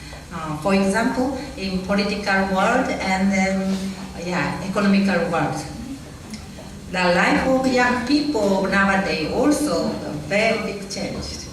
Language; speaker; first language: English; non-native, learner; Japanese